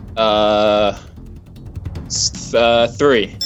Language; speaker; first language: English; native; English